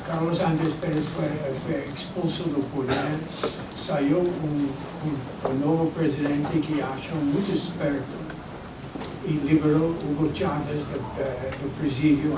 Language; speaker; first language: Portuguese; non-native, fluent; Spanish